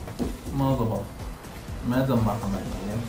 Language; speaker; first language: Arabic; native; Arabic